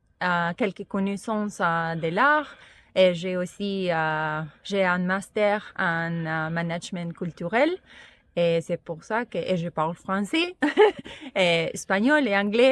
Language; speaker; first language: French; non-native, fluent; Spanish